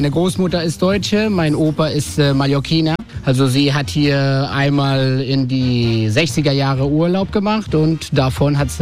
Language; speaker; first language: German; non-native, fluent; Spanish